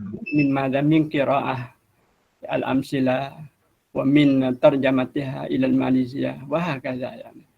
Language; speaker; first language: Arabic; non-native, fluent; Malay